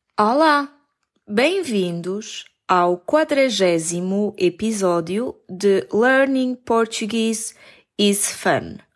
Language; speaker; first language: Portuguese; native; Portuguese